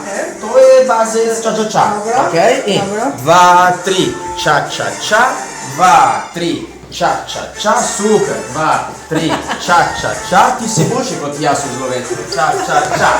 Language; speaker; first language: Slovenian; non-native, learner; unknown